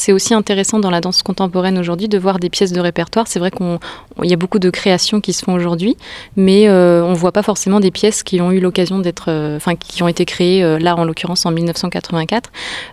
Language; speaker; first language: French; native; French